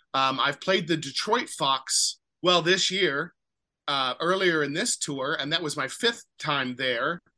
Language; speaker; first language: English; native; English